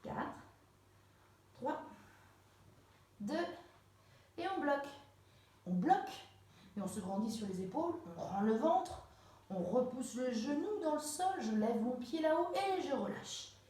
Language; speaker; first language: French; native; French